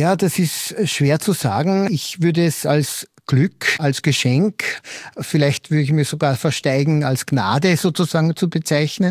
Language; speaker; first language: German; native; German